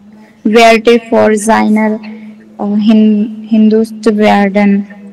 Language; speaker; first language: German; non-native, learner; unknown